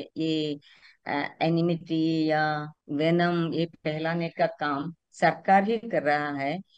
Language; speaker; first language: Hindi; non-native, local second language; Kannada